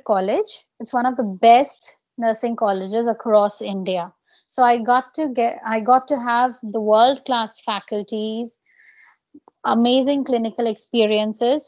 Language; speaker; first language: English; non-native, local second language; Bangla